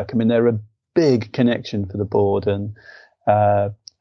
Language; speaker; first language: English; native; English